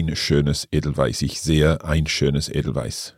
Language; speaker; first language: German; non-native, learner; English